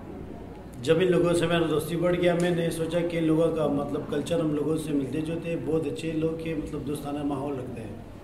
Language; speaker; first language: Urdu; non-native, learner; Arabic